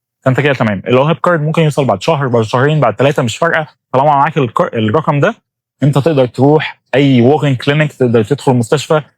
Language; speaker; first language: Egyptian Arabic; native; Egyptian Arabic